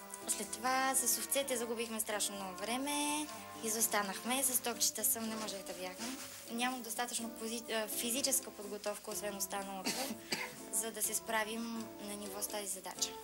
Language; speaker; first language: Bulgarian; native; Bulgarian